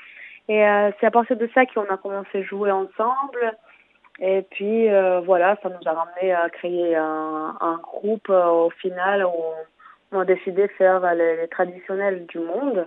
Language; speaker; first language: French; early bilingual, other home language; Armenian